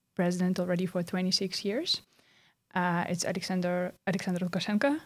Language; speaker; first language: English; non-native, fluent; Russian